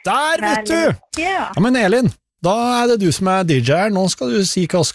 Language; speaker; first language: Norwegian; native; Norwegian